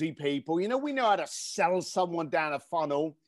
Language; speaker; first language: English; native; English